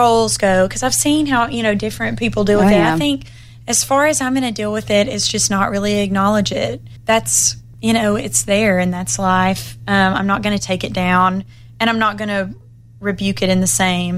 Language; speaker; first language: English; native; English